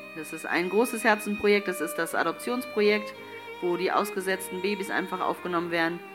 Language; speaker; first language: German; early bilingual, other home language; Tamil